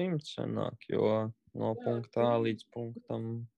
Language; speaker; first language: Latvian; native; Latvian